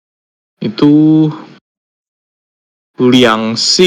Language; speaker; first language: Chinese; non-native, learner; Indonesian